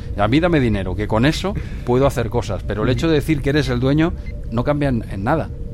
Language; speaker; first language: Spanish; native; Spanish